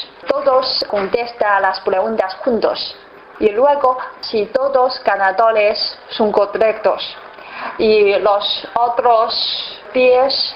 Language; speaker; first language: Spanish; non-native, learner; Chinese